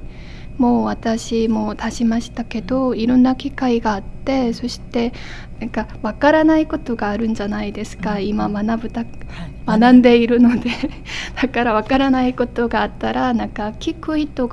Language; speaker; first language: Japanese; non-native, fluent; Korean